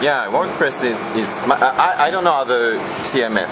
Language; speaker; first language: English; non-native, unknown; Japanese